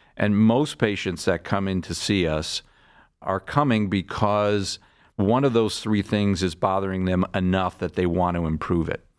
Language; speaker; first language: English; native; English